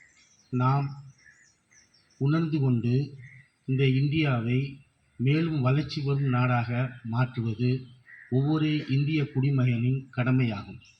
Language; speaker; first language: Tamil; native; Tamil